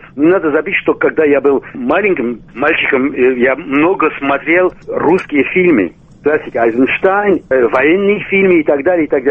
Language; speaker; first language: Russian; non-native, local second language; Armenian